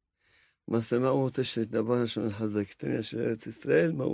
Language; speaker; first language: Hebrew; non-native, fluent; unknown